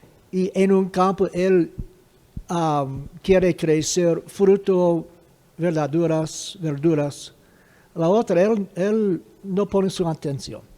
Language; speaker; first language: Spanish; non-native, fluent; English